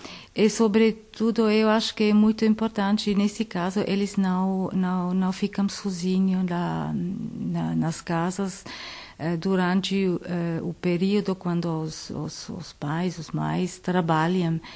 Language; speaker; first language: Portuguese; non-native, learner; Italian